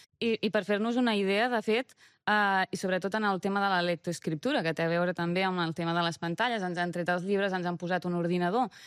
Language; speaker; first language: Catalan; early bilingual, other home language; Romanian